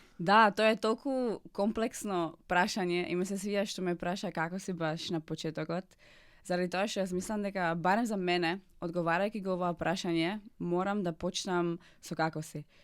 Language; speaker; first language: Macedonian; non-native, fluent; Czech